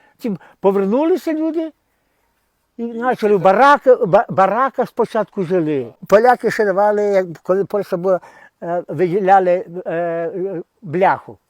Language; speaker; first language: Ukrainian; native; Ukrainian